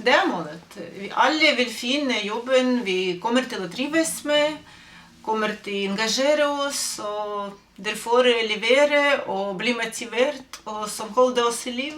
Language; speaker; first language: Norwegian; non-native, fluent; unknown